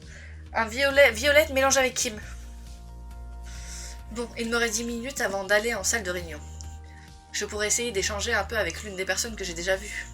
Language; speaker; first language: French; native; French